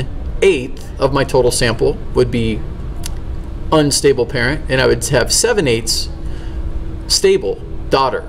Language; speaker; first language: English; native; English